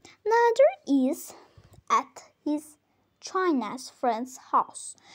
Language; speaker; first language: English; non-native, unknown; Azerbaijani